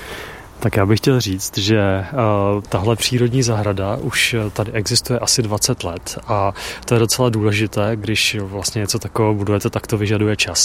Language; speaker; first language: Czech; native; Czech